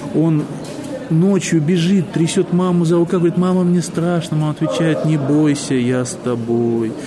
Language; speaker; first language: Russian; native; Russian